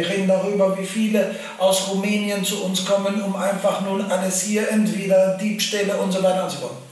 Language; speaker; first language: German; non-native, fluent; Arabic